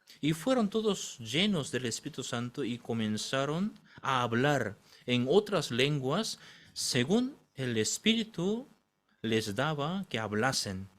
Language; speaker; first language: Spanish; non-native, fluent; Korean